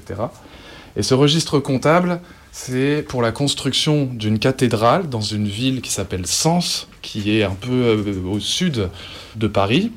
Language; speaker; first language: French; native; French